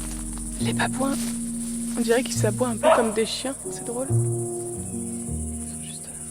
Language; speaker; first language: French; native; French